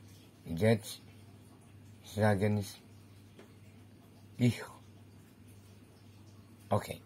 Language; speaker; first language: German; non-native, learner; Indonesian